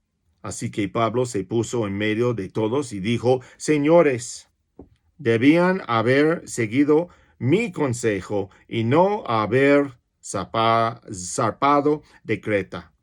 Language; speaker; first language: Spanish; non-native, fluent; English